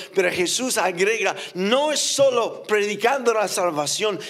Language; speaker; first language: Spanish; non-native, fluent; English